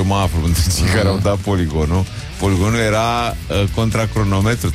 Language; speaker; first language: Romanian; native; Romanian